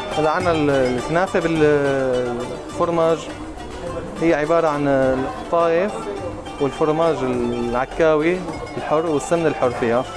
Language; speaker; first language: Arabic; native; Arabic